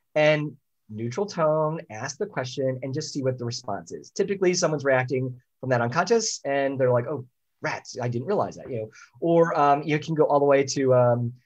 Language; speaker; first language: English; native; English